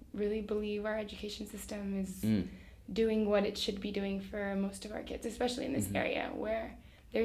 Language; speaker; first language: English; early bilingual, other home language; Spanish